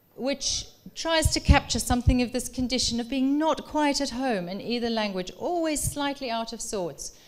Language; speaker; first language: English; non-native, local second language; Dutch